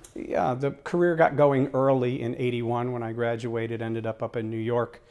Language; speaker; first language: English; native; English